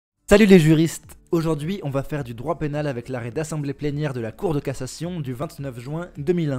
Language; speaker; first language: French; native; French